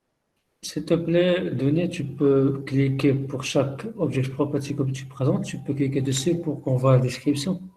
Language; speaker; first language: French; non-native, local second language; Arabic